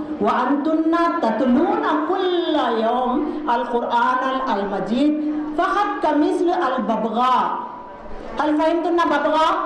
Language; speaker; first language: Arabic; non-native, learner; Urdu